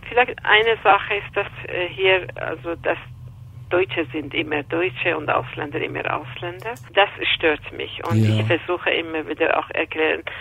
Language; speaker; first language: German; non-native, fluent; Persian